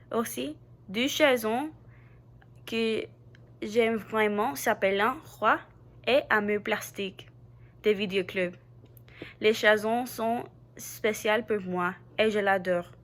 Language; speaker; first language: French; non-native, learner; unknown